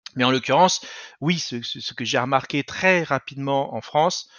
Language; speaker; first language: French; early bilingual, other home language; Spanish